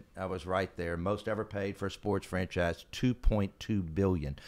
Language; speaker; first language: English; native; English